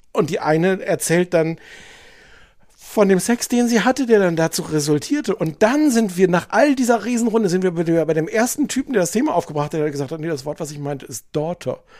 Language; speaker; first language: German; native; German